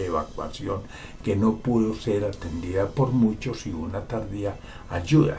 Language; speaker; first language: Spanish; native; Spanish